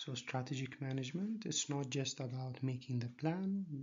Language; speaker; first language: English; non-native, local second language; Amharic